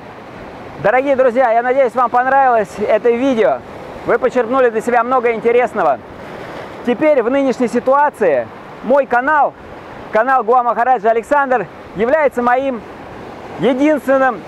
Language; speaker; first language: Russian; native; Russian